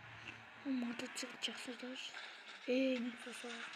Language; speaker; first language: Turkish; non-native, learner; Kazakh